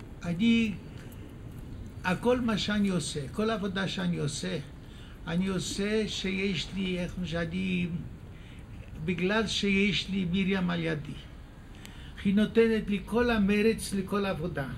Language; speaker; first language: Hebrew; non-native, fluent; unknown